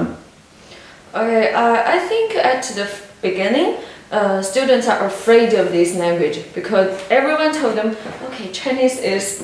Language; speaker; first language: English; non-native, learner; Chinese